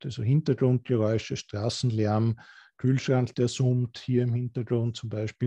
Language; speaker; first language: German; native; German